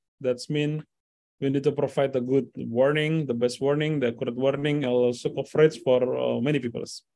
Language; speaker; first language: English; non-native, learner; Indonesian